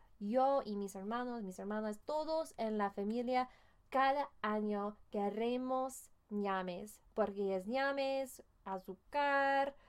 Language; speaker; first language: Spanish; non-native, fluent; English